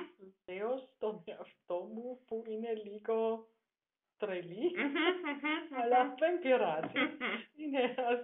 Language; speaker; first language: Greek; non-native, learner; German